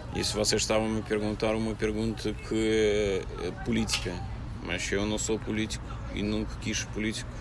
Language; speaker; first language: Portuguese; non-native, fluent; Russian